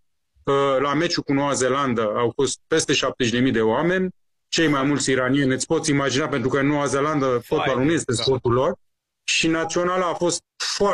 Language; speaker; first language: Romanian; non-native, fluent; Persian